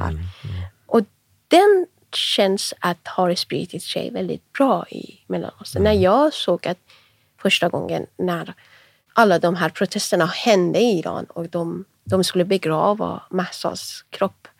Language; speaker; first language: Swedish; non-native, fluent; Persian